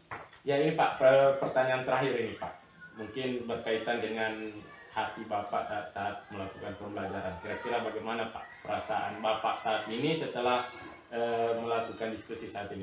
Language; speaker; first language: Indonesian; native; Indonesian